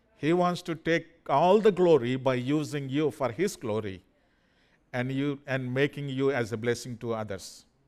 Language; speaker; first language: English; non-native, fluent; Telugu